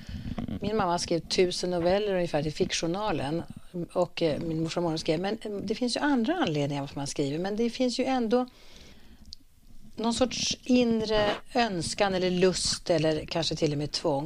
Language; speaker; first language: Swedish; native; Swedish